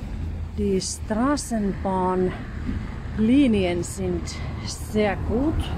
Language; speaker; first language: German; non-native, fluent; Finnish